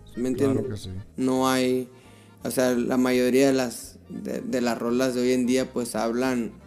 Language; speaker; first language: Spanish; early bilingual, heritage; Spanish